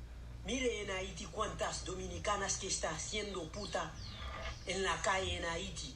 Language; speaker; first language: Spanish; non-native, learner; Haitian Creole